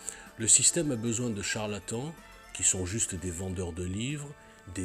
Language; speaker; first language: French; native; French